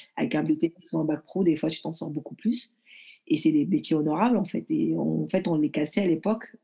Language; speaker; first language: French; early bilingual, other home language; Arabic